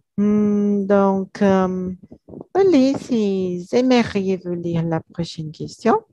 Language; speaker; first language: French; non-native, learner; Portuguese